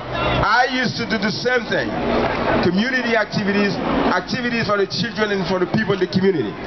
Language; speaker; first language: English; non-native, fluent; Haitian Creole